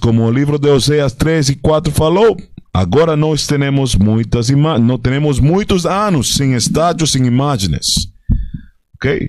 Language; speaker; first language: Portuguese; non-native, fluent; Spanish